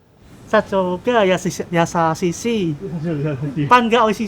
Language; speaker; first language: Japanese; non-native, learner; Indonesian